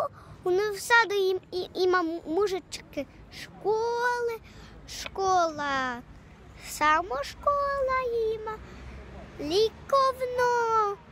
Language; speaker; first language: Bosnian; early bilingual, other home language; Russian